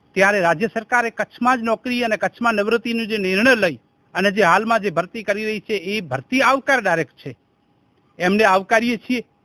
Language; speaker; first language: Gujarati; non-native, local second language; Kachhi